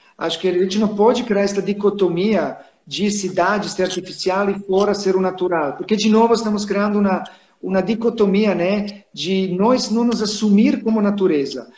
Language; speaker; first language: Portuguese; non-native, fluent; Serbian